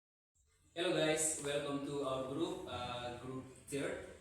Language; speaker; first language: English; non-native, learner; Indonesian